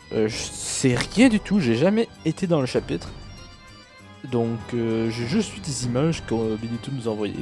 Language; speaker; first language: French; native; French